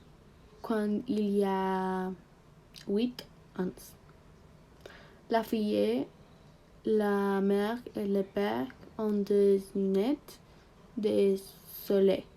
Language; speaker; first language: French; non-native, learner; Spanish